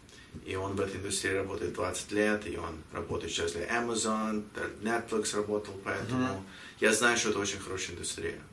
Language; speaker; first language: Russian; early bilingual, heritage; Russian